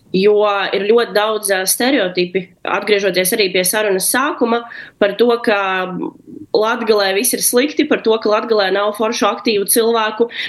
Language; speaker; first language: Latvian; non-native, local second language; Russian